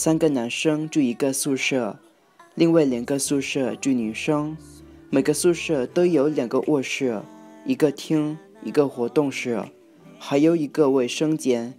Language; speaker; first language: Chinese; non-native, learner; Thai